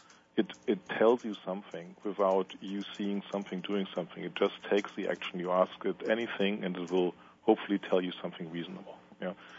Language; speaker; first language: English; non-native, fluent; Italian